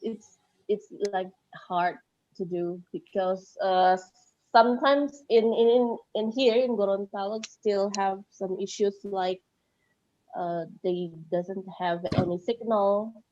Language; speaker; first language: English; non-native, learner; Indonesian